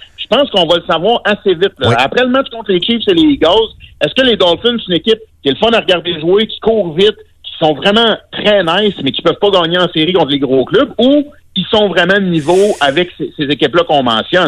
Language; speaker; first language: French; native; French